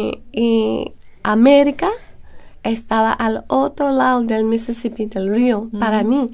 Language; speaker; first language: Spanish; non-native, fluent; English